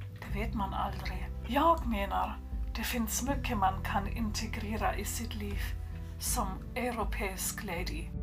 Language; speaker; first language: Swedish; non-native, fluent; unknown